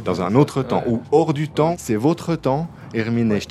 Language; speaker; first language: French; native; French